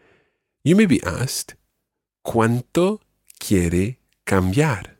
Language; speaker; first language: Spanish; non-native, fluent; English